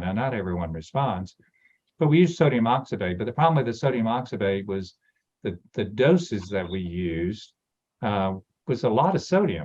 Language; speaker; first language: English; native; English